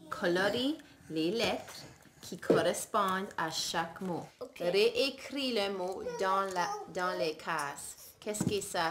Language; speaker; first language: French; non-native, learner; English